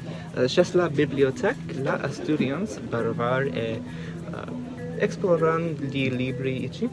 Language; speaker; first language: French; non-native, learner; English